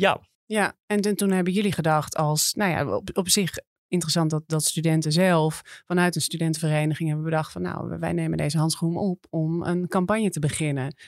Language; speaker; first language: Dutch; native; Dutch